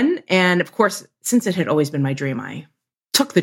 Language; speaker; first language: English; native; English